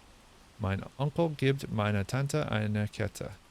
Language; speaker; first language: German; non-native, learner; English